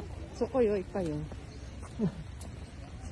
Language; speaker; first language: Japanese; non-native, learner; Filipino